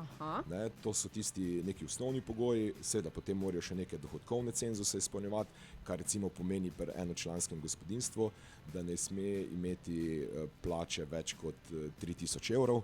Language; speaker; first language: Slovenian; native; Slovenian